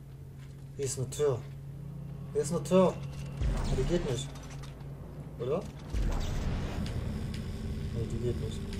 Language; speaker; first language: German; native; German